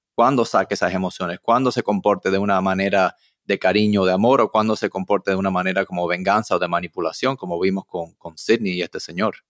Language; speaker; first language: Spanish; early bilingual, heritage; Spanish